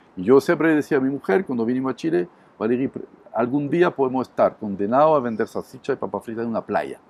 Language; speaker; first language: Spanish; non-native, fluent; French